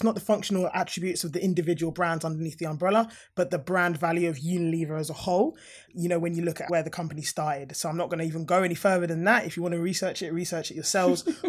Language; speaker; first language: English; native; English